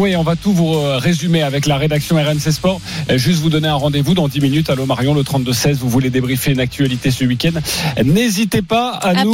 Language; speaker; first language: French; native; French